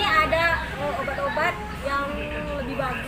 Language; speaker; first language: Indonesian; non-native, local second language; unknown